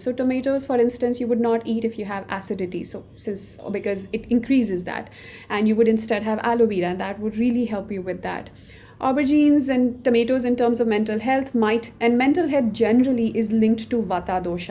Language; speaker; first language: English; non-native, local second language; Hindi